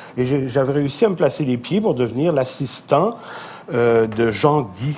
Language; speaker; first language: French; native; French